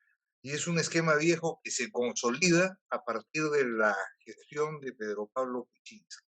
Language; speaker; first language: Spanish; native; Spanish